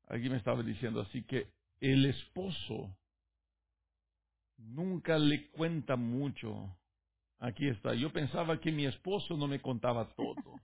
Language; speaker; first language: Spanish; native; Spanish